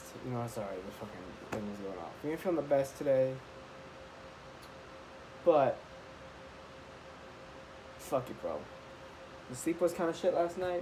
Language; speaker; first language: English; native; English